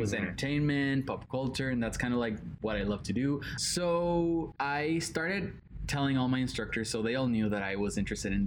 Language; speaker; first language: English; non-native, fluent; Spanish